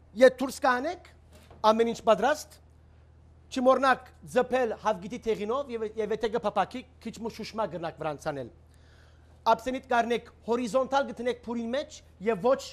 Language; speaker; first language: Armenian; early bilingual, heritage; Armenian